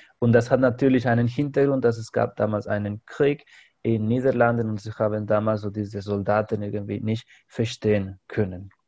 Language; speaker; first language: German; non-native, fluent; Spanish